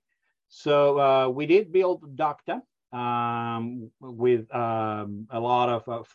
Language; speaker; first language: English; non-native, fluent; Spanish